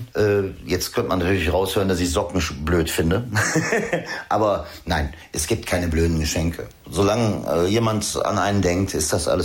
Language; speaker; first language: German; native; German